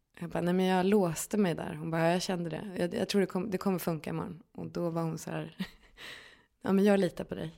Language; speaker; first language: Swedish; native; Swedish